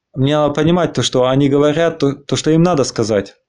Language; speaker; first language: Russian; non-native, fluent; Spanish